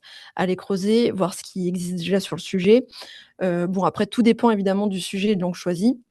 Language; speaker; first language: French; native; French